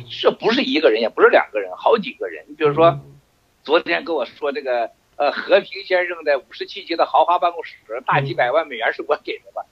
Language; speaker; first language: Chinese; native; Chinese